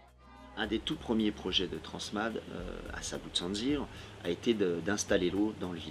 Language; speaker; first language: French; native; French